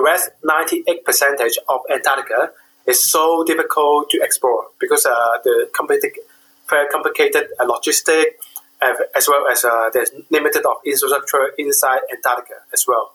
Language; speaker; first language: English; non-native, local second language; Cantonese